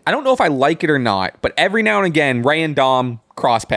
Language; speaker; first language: English; native; English